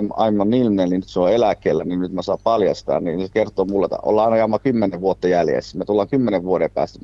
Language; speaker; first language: Finnish; early bilingual, other home language; Somali